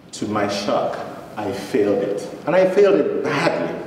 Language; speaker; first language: English; non-native, local second language; Yoruba